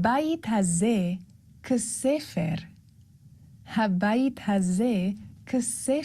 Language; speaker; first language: Hebrew; non-native, learner; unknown